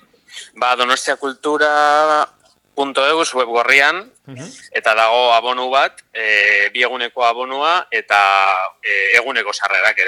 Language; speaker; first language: Basque; non-native, local second language; Spanish